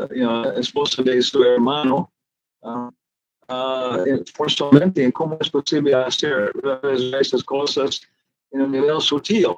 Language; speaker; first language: Spanish; non-native, fluent; English